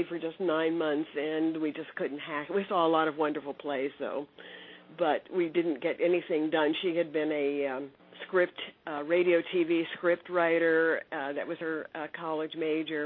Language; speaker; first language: English; native; English